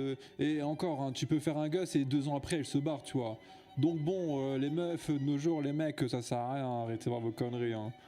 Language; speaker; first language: French; native; French